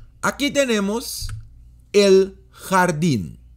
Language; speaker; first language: Spanish; non-native, fluent; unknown